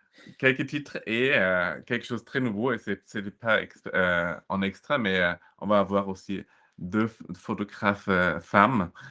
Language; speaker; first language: French; non-native, fluent; German